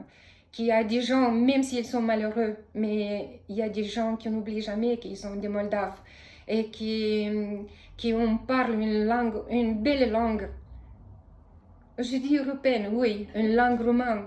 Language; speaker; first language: French; non-native, fluent; Romanian